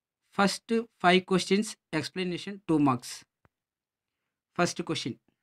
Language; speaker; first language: English; non-native, local second language; Tamil